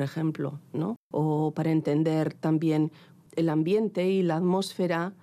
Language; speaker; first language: Spanish; non-native, local second language; Basque